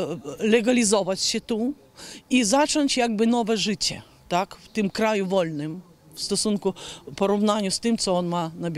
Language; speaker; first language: Polish; non-native, fluent; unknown